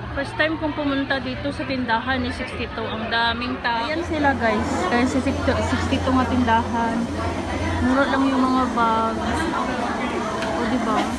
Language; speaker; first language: Filipino; non-native, local second language; Cebuano